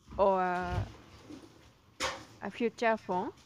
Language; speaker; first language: English; non-native, learner; Japanese